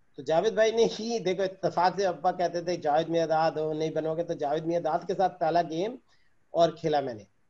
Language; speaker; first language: Urdu; native; Urdu